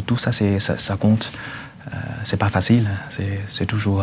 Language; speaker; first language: French; non-native, learner; Chinese